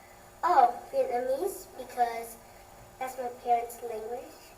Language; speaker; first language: English; early bilingual, other home language; Vietnamese